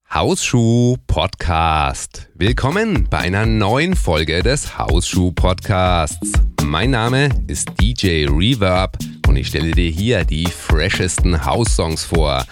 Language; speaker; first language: German; native; German